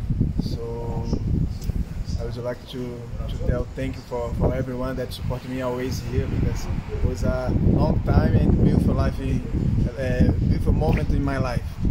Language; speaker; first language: English; non-native, fluent; Portuguese